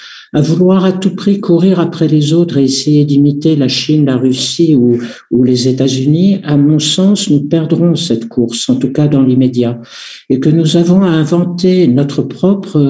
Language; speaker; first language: French; native; French